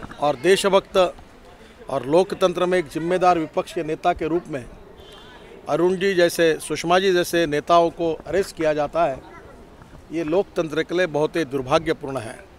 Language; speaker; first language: Hindi; non-native, local second language; Marathi